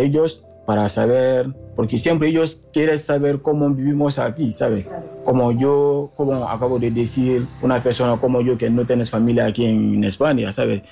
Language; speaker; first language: Spanish; non-native, learner; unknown